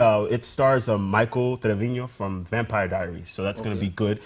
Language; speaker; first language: English; early bilingual, other home language; Spanish